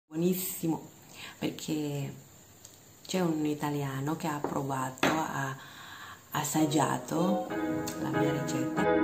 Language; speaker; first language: Italian; non-native, learner; Indonesian